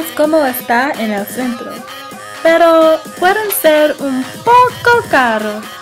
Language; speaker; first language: Spanish; non-native, learner; English